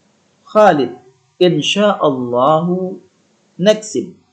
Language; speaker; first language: Arabic; non-native, learner; Indonesian